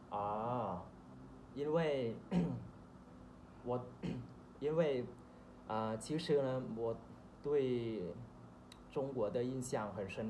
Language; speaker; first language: Chinese; non-native, learner; Thai